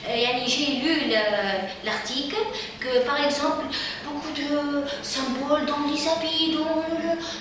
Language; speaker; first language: French; non-native, local second language; Arabic